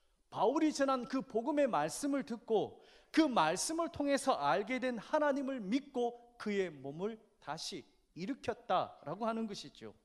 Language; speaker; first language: Korean; native; Korean